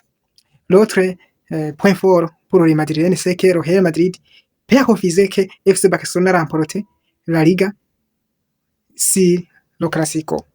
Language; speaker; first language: French; non-native, local second language; Kinyarwanda